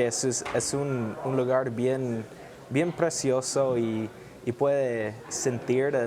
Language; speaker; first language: Spanish; non-native, learner; English